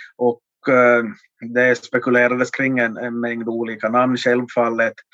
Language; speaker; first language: Swedish; native; Swedish